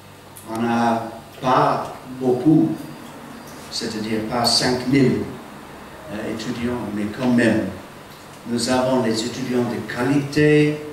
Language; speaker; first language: French; non-native, fluent; English